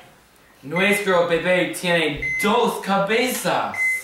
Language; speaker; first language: Spanish; non-native, learner; English